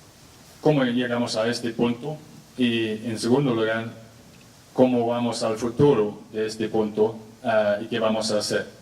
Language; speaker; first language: Spanish; non-native, fluent; English